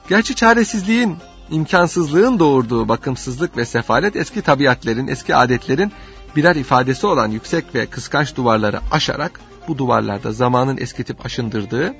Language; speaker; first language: Turkish; native; Turkish